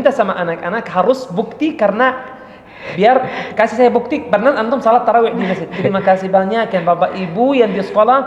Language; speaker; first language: Indonesian; non-native, learner; Arabic